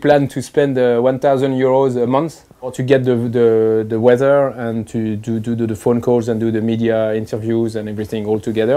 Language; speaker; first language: English; non-native, fluent; French